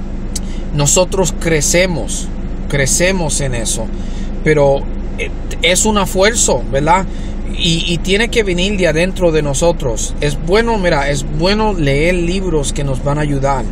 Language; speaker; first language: Spanish; early bilingual, heritage; Spanish